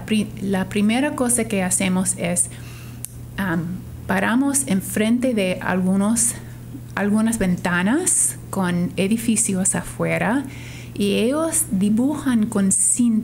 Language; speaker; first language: Spanish; non-native, fluent; English